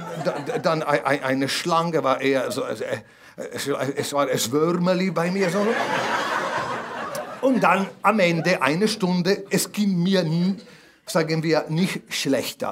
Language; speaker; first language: German; non-native, fluent; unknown